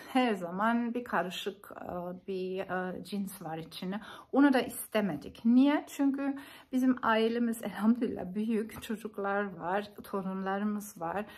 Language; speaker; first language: Turkish; non-native, learner; German